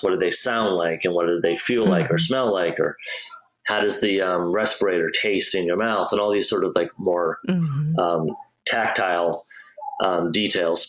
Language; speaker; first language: English; native; English